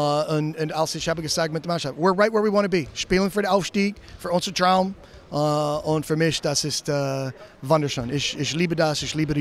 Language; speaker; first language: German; non-native, learner; English